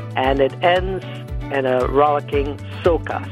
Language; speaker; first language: English; native; English